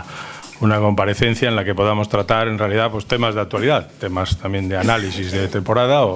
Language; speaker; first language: Spanish; native; Spanish